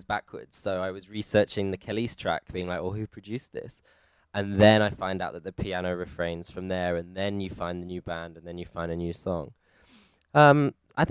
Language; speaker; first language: English; native; English